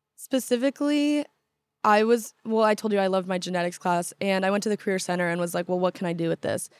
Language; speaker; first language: English; native; English